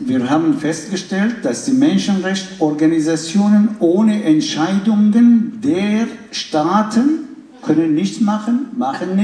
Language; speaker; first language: German; non-native, fluent; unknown